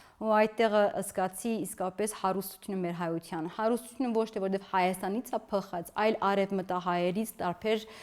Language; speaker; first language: Armenian; early bilingual, heritage; Armenian